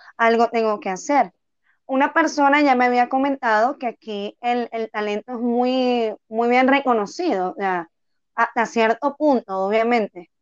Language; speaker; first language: Spanish; native; Spanish